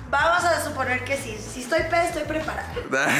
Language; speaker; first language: Spanish; native; Spanish